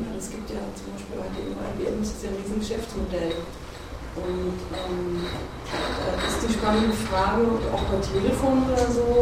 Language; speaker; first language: German; native; German